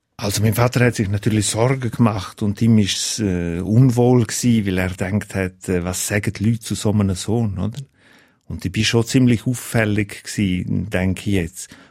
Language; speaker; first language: German; non-native, local second language; Romansh